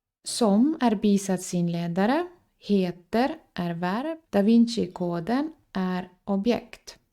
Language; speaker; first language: Swedish; non-native, fluent; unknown